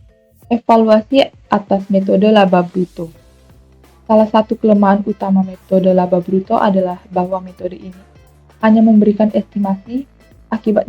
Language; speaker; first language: Indonesian; native; Indonesian